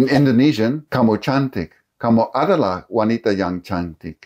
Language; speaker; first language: Indonesian; non-native, fluent; English